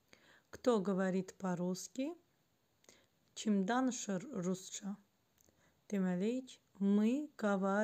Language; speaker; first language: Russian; non-native, fluent; Azerbaijani